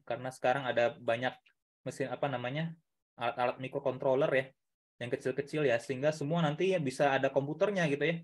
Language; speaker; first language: Indonesian; native; Indonesian